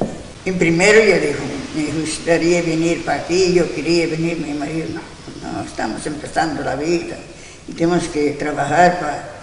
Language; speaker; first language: Spanish; non-native, local second language; Galician